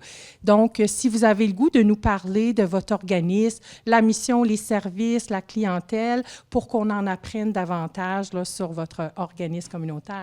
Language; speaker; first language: French; native; French